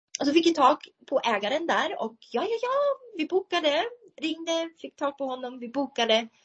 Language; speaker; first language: Swedish; non-native, fluent; German